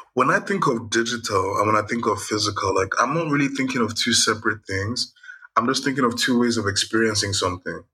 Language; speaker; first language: English; non-native, local second language; Yoruba